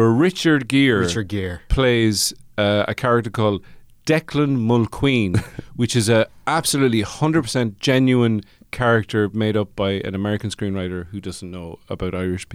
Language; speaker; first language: English; native; English